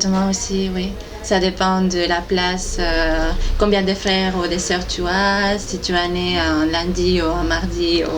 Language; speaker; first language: French; non-native, fluent; Spanish